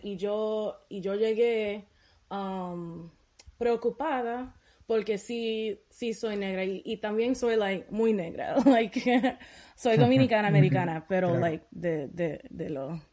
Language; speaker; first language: Spanish; early bilingual, heritage; Spanish